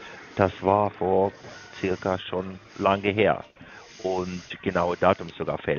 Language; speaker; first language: German; non-native, learner; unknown